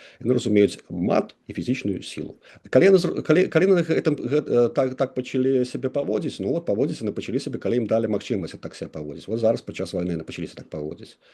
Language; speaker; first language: Belarusian; non-native, local second language; Russian